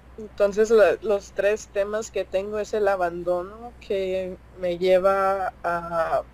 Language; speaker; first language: Spanish; early bilingual, heritage; Spanish